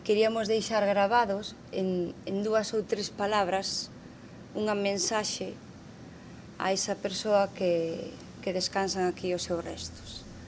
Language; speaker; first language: Galician; native; Galician